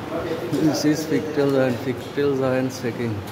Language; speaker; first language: English; non-native, learner; Bangla